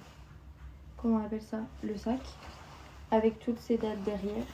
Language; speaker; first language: French; native; French